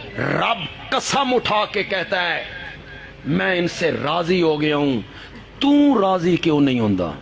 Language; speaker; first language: Urdu; non-native, local second language; Punjabi